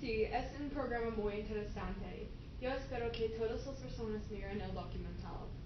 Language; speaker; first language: Spanish; non-native, learner; English